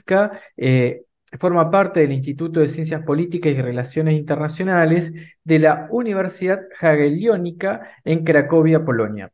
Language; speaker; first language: Spanish; native; Spanish